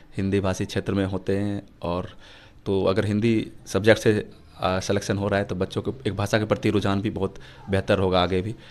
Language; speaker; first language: Hindi; native; Hindi